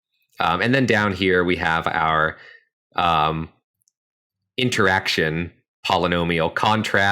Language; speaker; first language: English; native; English